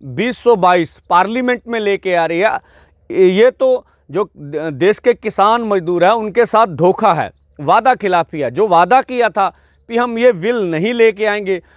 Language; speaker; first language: Hindi; non-native, local second language; Punjabi